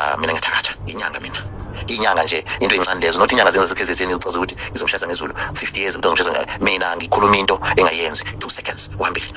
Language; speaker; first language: Zulu; non-native, fluent; Nyanja